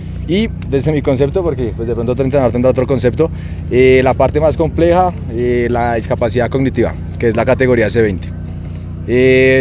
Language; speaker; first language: Spanish; native; Spanish